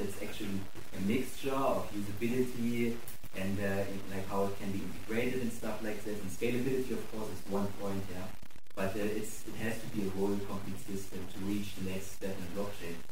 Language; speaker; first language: English; non-native, fluent; German